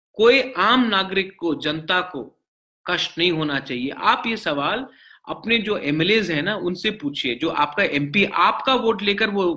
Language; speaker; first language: Hindi; non-native, local second language; Bangla